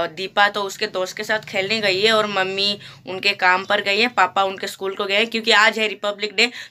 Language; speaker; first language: Hindi; non-native, local second language; Odia